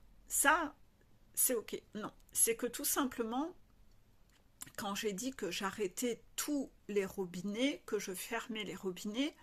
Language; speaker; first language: French; native; French